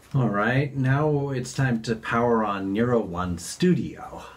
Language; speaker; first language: English; native; English